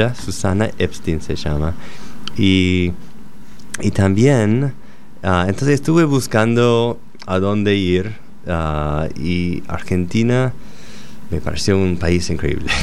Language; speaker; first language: Spanish; non-native, fluent; English